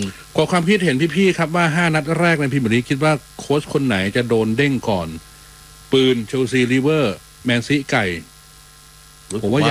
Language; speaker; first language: Thai; native; Thai